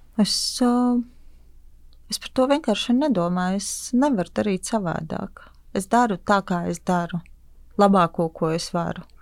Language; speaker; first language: Latvian; native; Latvian